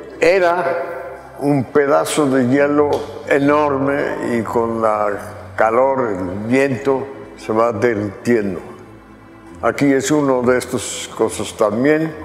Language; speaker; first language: Spanish; non-native, fluent; Dutch